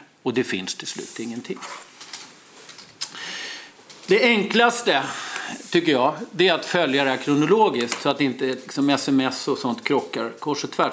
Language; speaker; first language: Swedish; native; Swedish